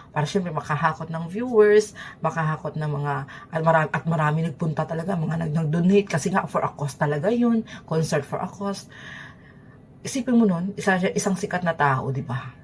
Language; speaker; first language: Filipino; native; Filipino